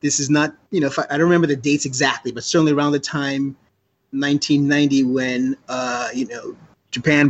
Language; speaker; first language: English; native; English